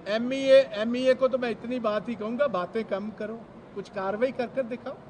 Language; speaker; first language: Hindi; non-native, local second language; Punjabi